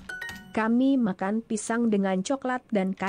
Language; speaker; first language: Indonesian; non-native, learner; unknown